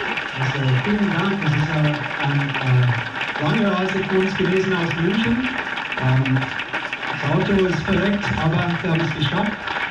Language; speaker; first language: German; non-native, fluent; English